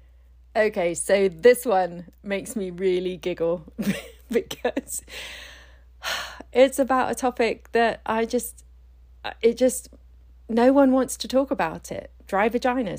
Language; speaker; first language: English; native; English